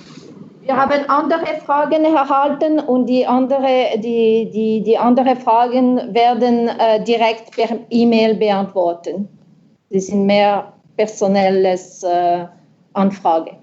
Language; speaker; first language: German; non-native, local second language; French